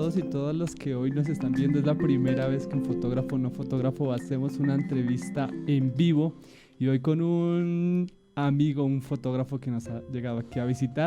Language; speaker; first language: Spanish; native; Spanish